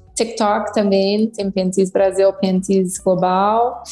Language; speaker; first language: Portuguese; non-native, fluent; English